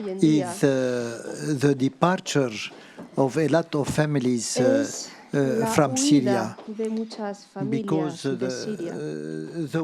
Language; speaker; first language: English; non-native, fluent; Arabic